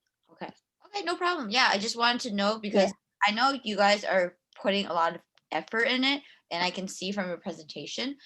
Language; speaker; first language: English; non-native, fluent; Chinese